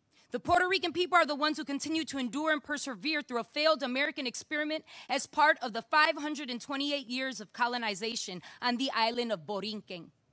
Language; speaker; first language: English; native; English